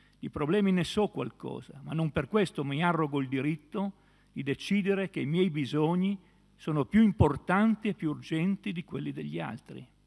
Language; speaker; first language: Italian; native; Italian